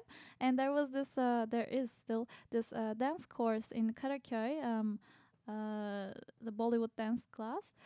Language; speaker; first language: English; non-native, fluent; Turkish